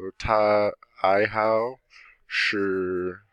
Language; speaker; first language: Chinese; non-native, learner; English